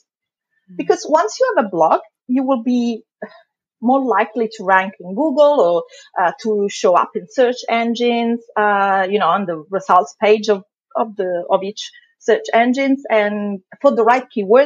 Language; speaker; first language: English; non-native, fluent; Italian